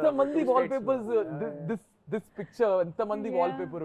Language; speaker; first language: Telugu; native; Telugu